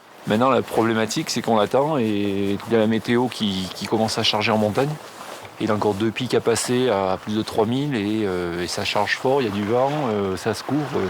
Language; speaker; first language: French; native; French